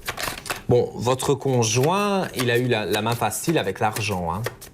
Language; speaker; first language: French; native; French